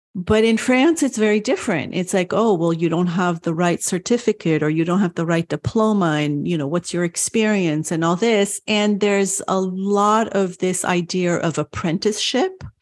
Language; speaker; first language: English; early bilingual, other home language; French